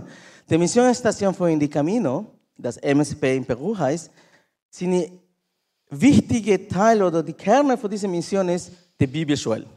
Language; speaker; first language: German; non-native, learner; Spanish